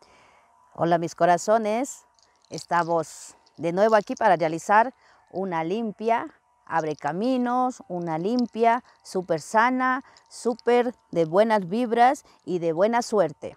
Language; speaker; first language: Spanish; native; Spanish